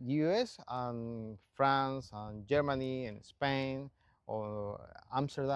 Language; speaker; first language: English; non-native, learner; Spanish